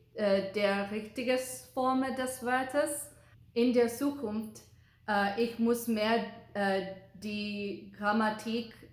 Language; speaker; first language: German; non-native, learner; English